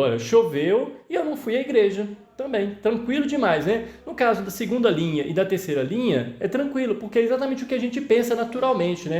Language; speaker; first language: Portuguese; native; Portuguese